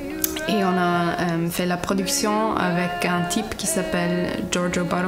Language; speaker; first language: French; non-native, learner; English